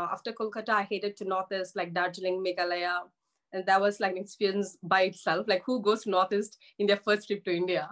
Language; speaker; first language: English; non-native, local second language; Telugu